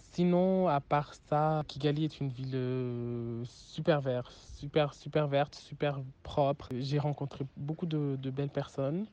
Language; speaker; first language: French; non-native, local second language; Kinyarwanda